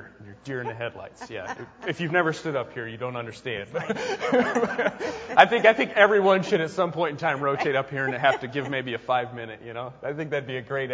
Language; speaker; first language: English; native; English